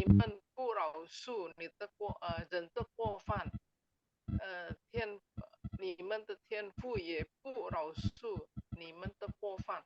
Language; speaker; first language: Chinese; non-native, learner; Indonesian